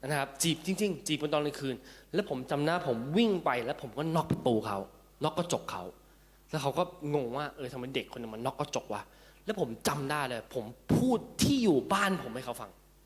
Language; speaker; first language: Thai; early bilingual, heritage; Thai